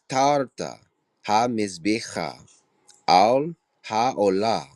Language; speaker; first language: Hebrew; non-native, learner; English